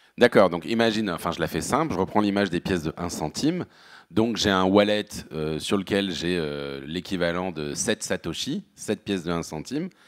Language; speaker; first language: French; native; French